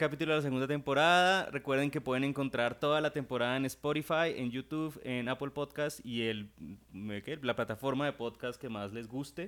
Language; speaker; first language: Spanish; native; Spanish